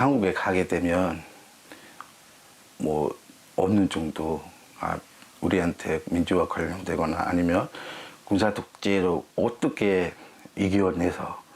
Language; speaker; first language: Korean; non-native, fluent; Burmese